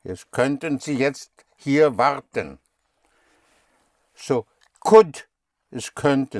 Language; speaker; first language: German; non-native, fluent; English